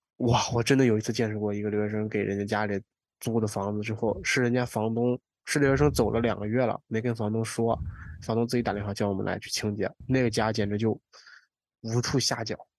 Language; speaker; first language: Chinese; native; Chinese